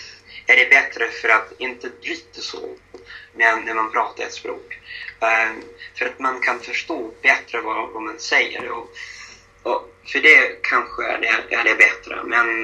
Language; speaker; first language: Swedish; non-native, fluent; English